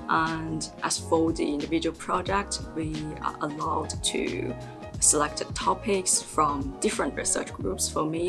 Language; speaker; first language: English; non-native, fluent; Chinese